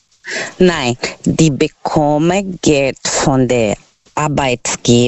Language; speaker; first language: German; non-native, learner; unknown